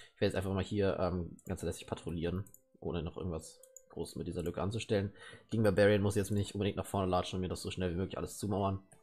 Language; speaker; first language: German; native; German